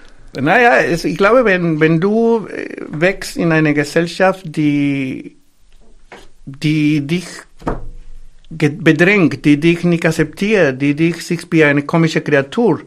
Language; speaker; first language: German; non-native, fluent; Spanish